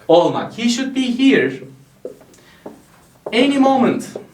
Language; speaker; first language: English; non-native, fluent; Turkish